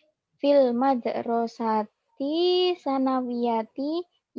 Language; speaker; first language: Arabic; non-native, learner; Indonesian